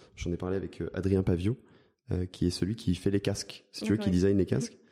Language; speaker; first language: French; native; French